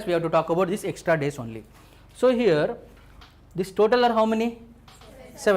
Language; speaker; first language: English; non-native, local second language; Telugu